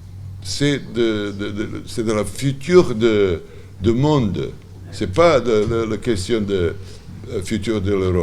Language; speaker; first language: French; non-native, learner; Serbian